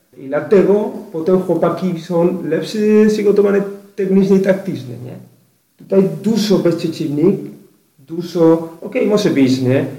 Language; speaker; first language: Polish; non-native, learner; Spanish